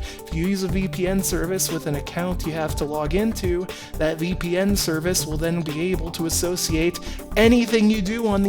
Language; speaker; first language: English; native; English